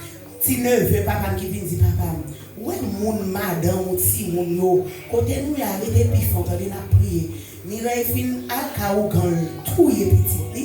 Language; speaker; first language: French; non-native, local second language; Haitian Creole